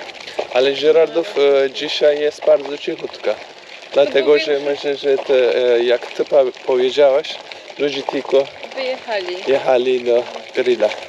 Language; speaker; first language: Polish; non-native, learner; Turkish